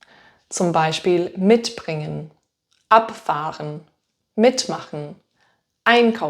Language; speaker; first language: German; non-native, fluent; English